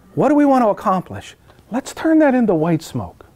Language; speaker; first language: English; native; English